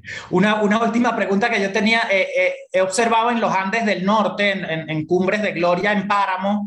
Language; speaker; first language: Spanish; native; Spanish